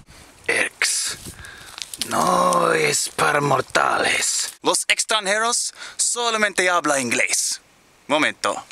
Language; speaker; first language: Spanish; non-native, learner; English